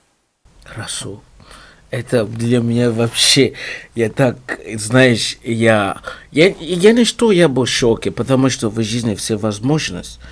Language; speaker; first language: Russian; non-native, learner; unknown